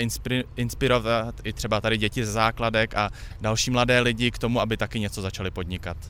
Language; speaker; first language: Czech; native; Czech